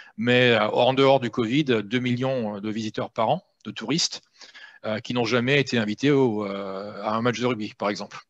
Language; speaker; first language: French; native; French